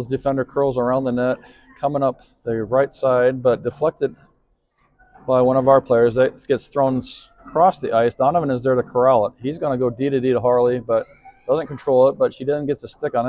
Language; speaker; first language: English; native; English